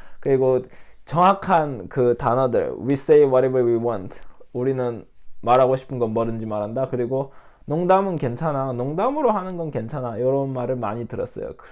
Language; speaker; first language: Korean; native; Korean